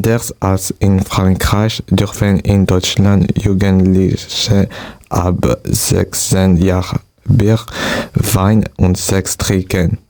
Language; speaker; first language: German; non-native, learner; French